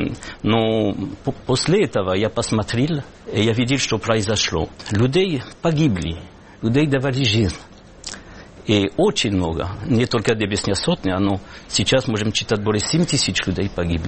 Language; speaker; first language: Russian; non-native, fluent; French